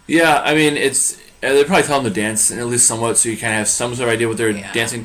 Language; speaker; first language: English; native; English